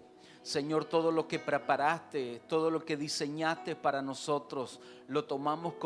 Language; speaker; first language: Spanish; native; Spanish